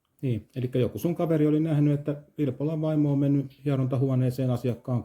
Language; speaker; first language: Finnish; native; Finnish